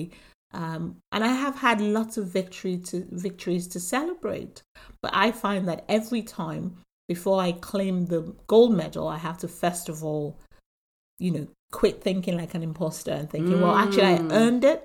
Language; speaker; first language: English; non-native, local second language; Yoruba